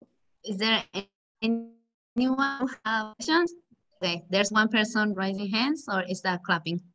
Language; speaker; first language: English; non-native, fluent; Spanish